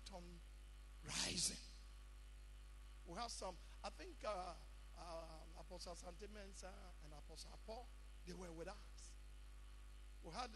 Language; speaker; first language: English; non-native, local second language; Akan